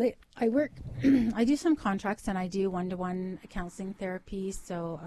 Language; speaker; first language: English; native; English